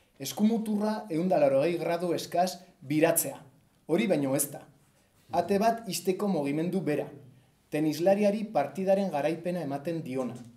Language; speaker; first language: Basque; native; Basque